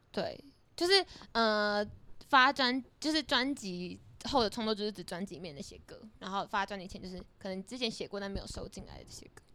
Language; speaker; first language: Chinese; native; Chinese